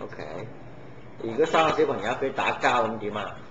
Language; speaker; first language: Cantonese; native; Cantonese